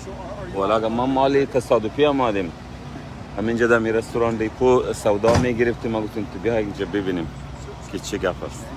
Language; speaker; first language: Persian; non-native, local second language; Pashto